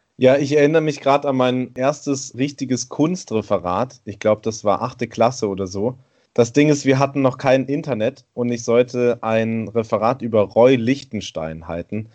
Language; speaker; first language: German; native; German